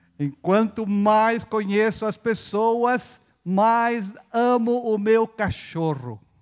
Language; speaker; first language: Portuguese; non-native, fluent; Spanish